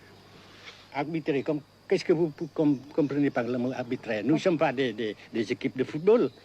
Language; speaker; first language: French; non-native, fluent; Vietnamese